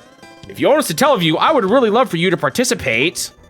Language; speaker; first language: English; native; English